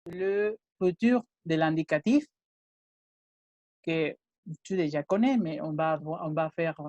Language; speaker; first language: French; non-native, fluent; Spanish